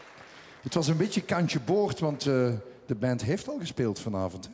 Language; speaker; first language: Dutch; native; Dutch